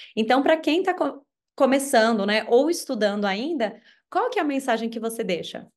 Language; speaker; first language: Portuguese; native; Portuguese